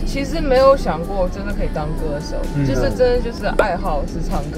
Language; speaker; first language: Chinese; early bilingual, heritage; English